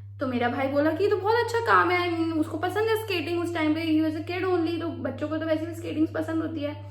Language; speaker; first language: Hindi; native; Hindi